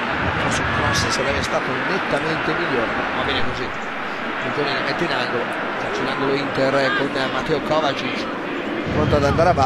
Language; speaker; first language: Italian; native; Italian